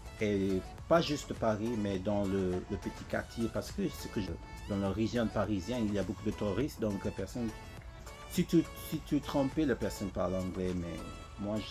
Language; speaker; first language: French; non-native, learner; English